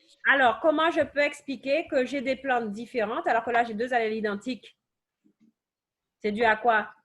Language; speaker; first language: French; native; French